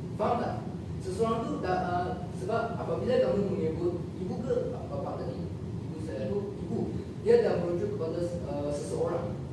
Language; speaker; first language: Malay; non-native, local second language; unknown